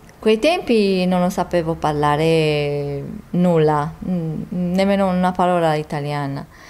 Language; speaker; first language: Italian; non-native, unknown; Romanian